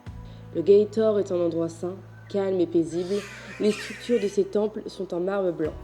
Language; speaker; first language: French; native; French